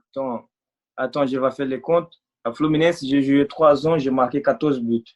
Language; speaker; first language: French; non-native, fluent; Portuguese